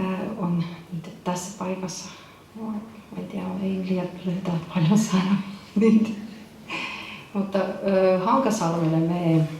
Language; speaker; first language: Finnish; non-native, fluent; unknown